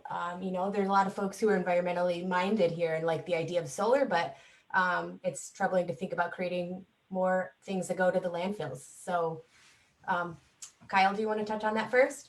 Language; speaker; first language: English; native; English